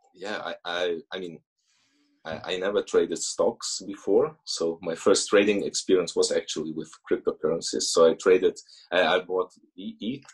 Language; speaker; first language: English; early bilingual, other home language; Russian